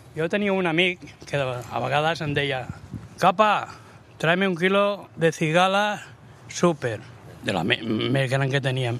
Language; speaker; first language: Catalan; non-native, local second language; Spanish